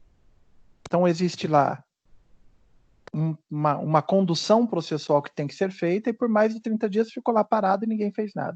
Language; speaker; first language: Portuguese; native; Portuguese